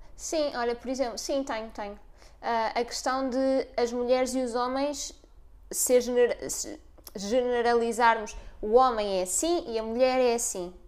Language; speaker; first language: Portuguese; native; Portuguese